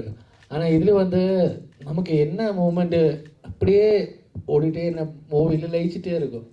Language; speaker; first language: Tamil; non-native, learner; Malayalam